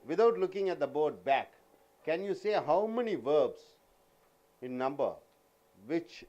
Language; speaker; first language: English; non-native, local second language; Tamil